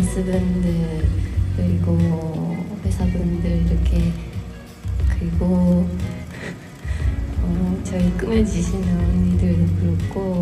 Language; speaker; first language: Korean; non-native, fluent; Japanese